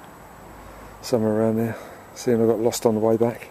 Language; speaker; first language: English; native; English